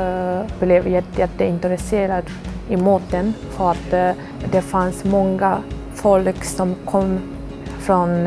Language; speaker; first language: Swedish; non-native, learner; Japanese